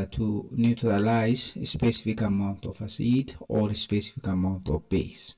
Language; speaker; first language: English; non-native, local second language; Amharic